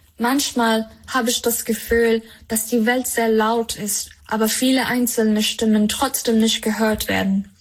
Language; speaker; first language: German; non-native, fluent; Persian